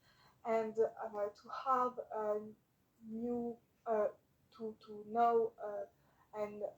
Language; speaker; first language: English; non-native, learner; French